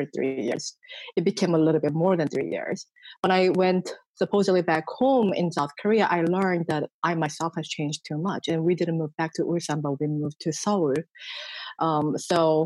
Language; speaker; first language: English; non-native, fluent; Korean